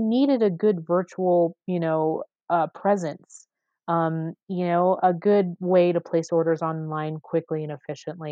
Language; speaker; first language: English; native; English